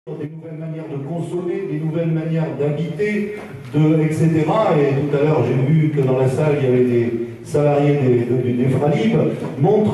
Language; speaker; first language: French; native; French